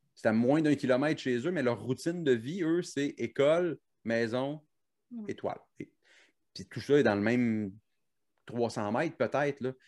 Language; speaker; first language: French; native; French